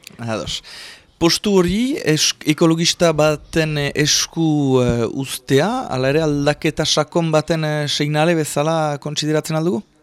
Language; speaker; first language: Basque; native; Basque